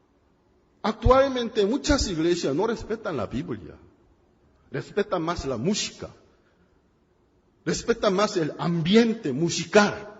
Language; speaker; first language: Spanish; non-native, fluent; Korean